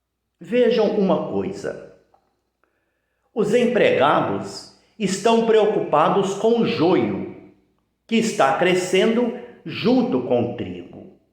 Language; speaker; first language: Portuguese; native; Portuguese